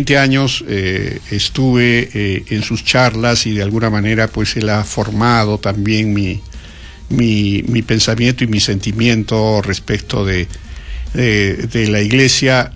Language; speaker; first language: Spanish; native; Spanish